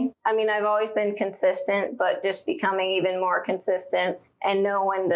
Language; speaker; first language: English; native; English